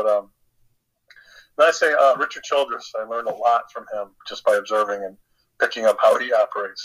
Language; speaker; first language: English; native; English